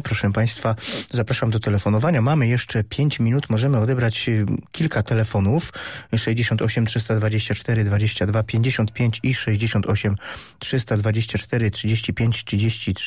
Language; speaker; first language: Polish; native; Polish